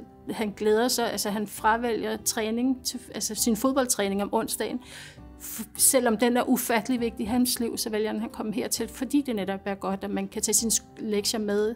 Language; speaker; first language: Danish; native; Danish